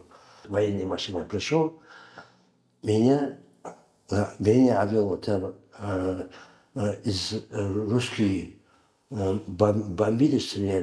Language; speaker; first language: Russian; non-native, learner; Uzbek